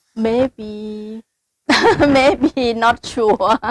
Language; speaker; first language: English; non-native, learner; Thai